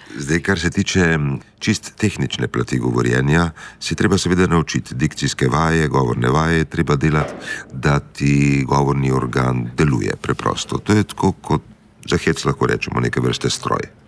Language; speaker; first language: Slovenian; native; Slovenian